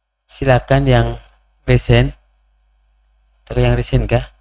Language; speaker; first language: Indonesian; native; Indonesian